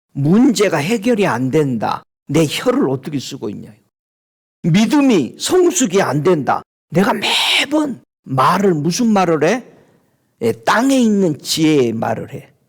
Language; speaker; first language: Korean; native; Korean